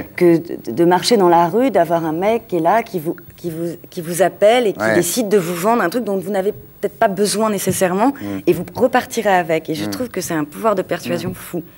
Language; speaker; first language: French; native; French